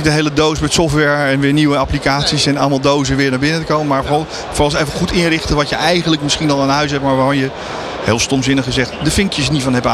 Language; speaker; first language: Dutch; native; Dutch